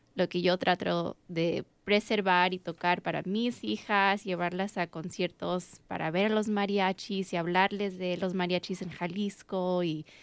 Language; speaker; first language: Spanish; early bilingual, heritage; Spanish